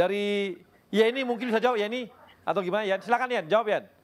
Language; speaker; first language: Indonesian; native; Indonesian